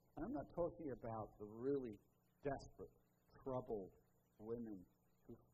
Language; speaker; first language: English; native; English